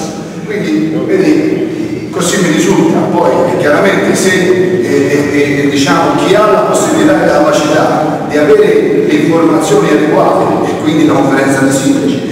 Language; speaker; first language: Italian; native; Italian